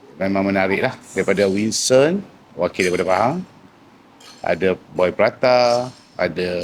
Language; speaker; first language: Malay; native; Malay